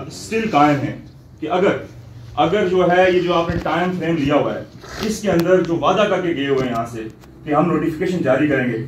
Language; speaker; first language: Urdu; non-native, local second language; Punjabi